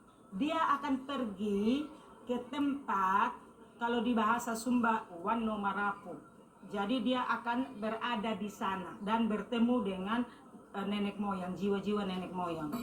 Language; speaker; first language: Indonesian; non-native, local second language; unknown